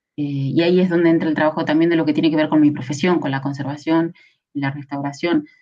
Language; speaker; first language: Spanish; native; Spanish